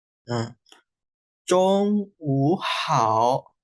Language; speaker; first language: Chinese; non-native, fluent; Indonesian